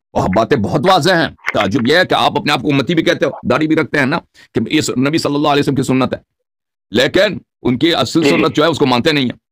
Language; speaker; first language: Urdu; non-native, local second language; Persian